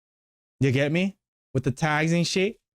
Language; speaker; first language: English; native; English